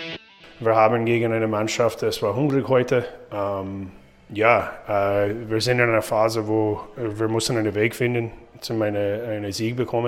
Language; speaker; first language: German; non-native, learner; English